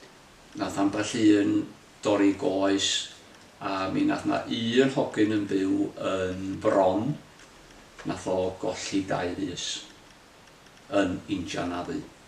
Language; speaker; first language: Welsh; native; Welsh